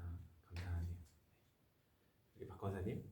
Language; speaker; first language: Korean; native; Korean